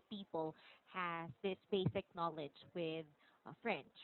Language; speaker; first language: English; non-native, local second language; Filipino